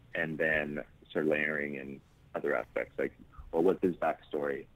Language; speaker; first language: English; native; English